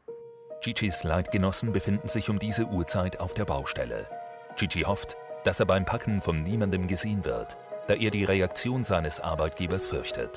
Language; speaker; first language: German; native; German